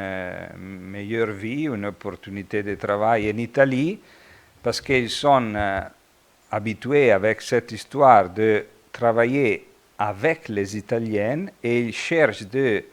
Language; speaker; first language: French; non-native, fluent; Italian